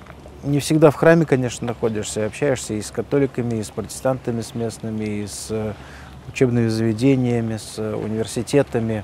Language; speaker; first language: Russian; native; Russian